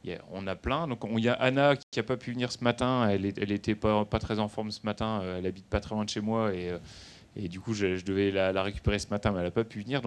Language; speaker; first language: French; native; French